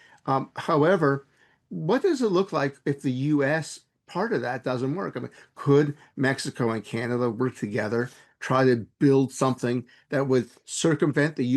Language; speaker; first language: English; native; English